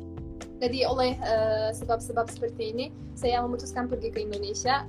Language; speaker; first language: Indonesian; non-native, fluent; Turkish